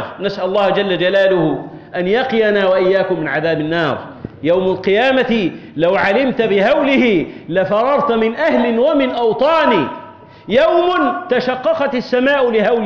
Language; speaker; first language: Arabic; native; Arabic